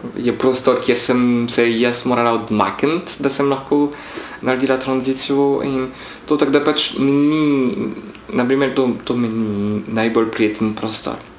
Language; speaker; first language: Slovenian; non-native, fluent; French